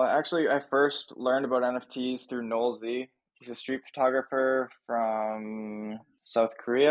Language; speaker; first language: English; native; English